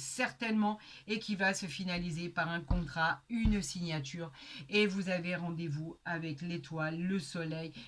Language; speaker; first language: French; native; French